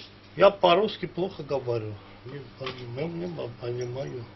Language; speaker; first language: Russian; non-native, learner; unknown